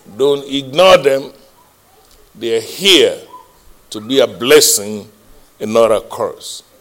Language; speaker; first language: English; non-native, local second language; Yoruba